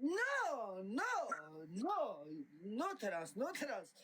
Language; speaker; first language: English; non-native, learner; Turkish